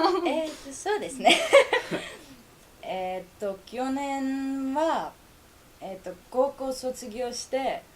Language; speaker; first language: Japanese; non-native, fluent; Czech